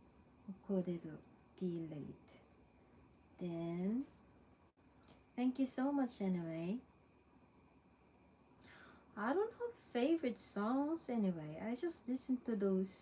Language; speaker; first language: English; non-native, local second language; Filipino